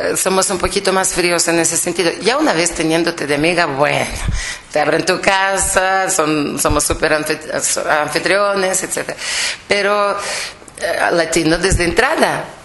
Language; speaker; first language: Spanish; non-native, fluent; Russian